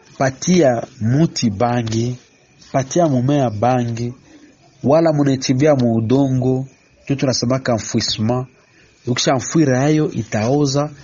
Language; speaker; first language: Swahili; native; Swahili